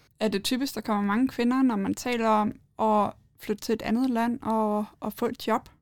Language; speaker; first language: Danish; native; Danish